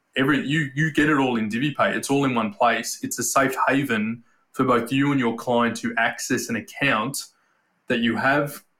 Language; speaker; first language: English; native; English